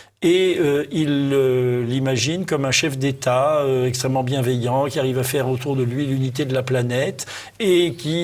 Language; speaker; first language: French; native; French